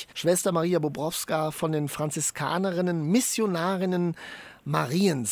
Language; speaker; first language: German; native; German